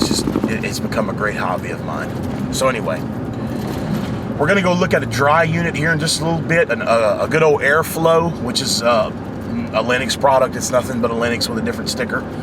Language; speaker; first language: English; native; English